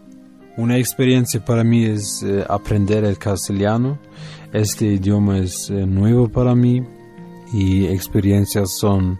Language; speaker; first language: Spanish; non-native, learner; German